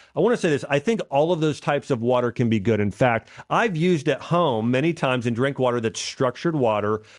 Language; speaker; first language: English; native; English